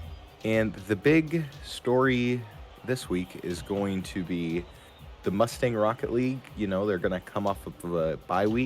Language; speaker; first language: English; native; English